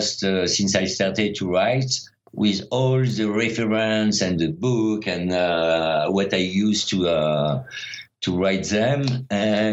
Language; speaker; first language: English; non-native, fluent; French